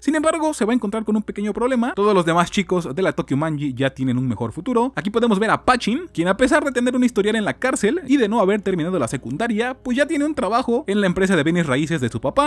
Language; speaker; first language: Spanish; native; Spanish